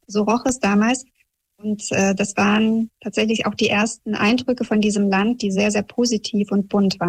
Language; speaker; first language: German; early bilingual, other home language; Russian